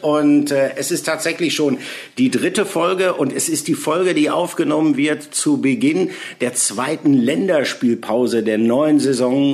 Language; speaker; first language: German; native; German